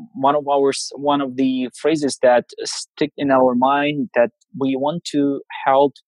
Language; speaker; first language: English; non-native, fluent; Russian